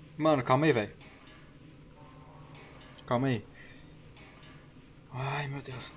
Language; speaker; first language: Portuguese; native; Portuguese